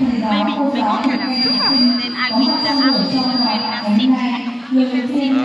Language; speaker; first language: English; non-native, learner; Vietnamese